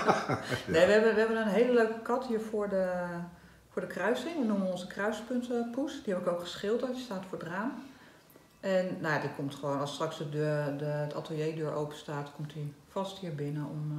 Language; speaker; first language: Dutch; native; Dutch